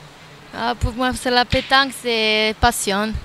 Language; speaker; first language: French; non-native, fluent; Italian